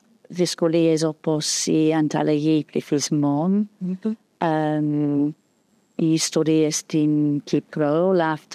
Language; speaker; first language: Greek; non-native, fluent; English